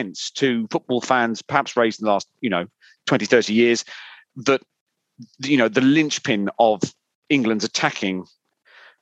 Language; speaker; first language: English; native; English